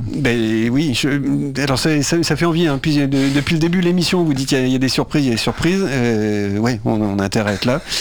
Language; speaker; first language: French; native; French